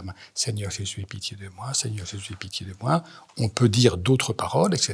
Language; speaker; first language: French; native; French